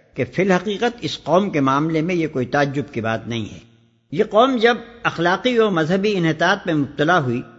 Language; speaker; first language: Urdu; native; Urdu